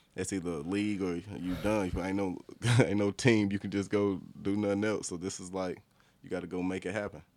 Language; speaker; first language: English; native; English